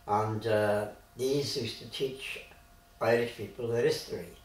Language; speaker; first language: English; native; English